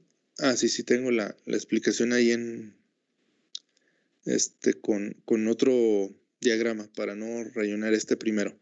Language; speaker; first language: Spanish; native; Spanish